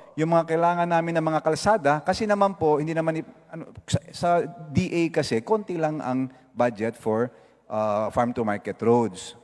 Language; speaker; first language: Filipino; non-native, local second language; Cebuano